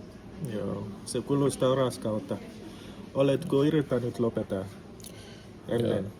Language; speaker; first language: Finnish; non-native, learner; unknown